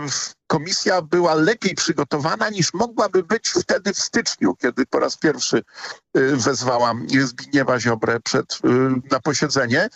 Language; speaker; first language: Polish; native; Polish